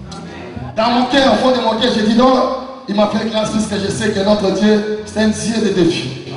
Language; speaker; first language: French; non-native, local second language; Lingala